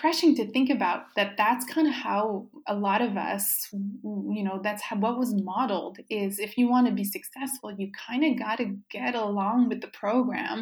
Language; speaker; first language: English; non-native, fluent; French